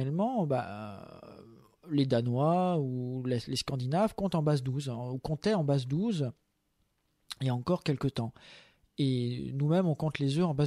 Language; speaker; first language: French; native; French